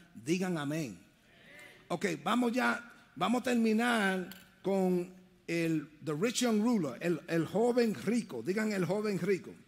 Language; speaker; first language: Spanish; early bilingual, heritage; Spanish